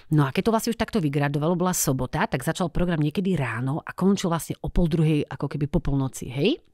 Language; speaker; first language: Slovak; native; Slovak